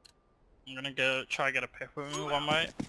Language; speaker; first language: English; native; English